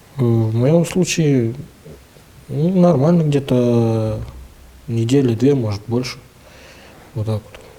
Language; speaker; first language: Russian; native; Russian